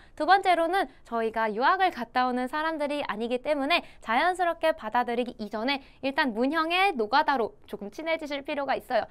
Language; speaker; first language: Korean; native; Korean